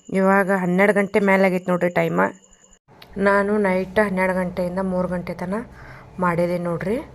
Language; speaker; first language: Kannada; non-native, local second language; Lambadi